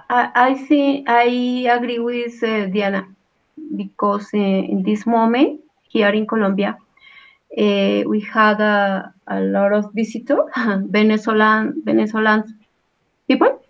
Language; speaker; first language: English; non-native, learner; Spanish